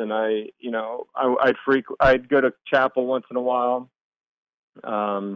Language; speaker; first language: English; native; English